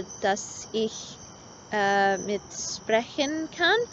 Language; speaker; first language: German; non-native, learner; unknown